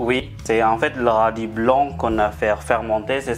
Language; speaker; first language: French; non-native, fluent; Indonesian